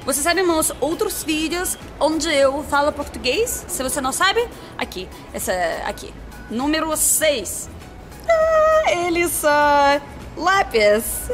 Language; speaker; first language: Portuguese; non-native, learner; Russian